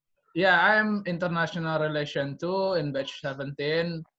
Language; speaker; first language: English; non-native, learner; Indonesian